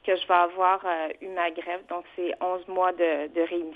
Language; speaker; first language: French; early bilingual, other home language; Vietnamese